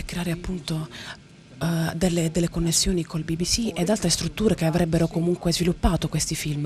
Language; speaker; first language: Italian; native; Italian